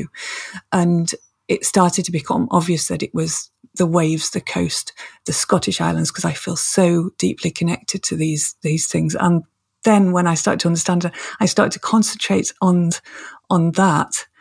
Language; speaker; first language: English; native; English